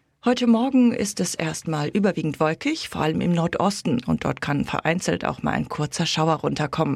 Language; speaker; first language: German; native; German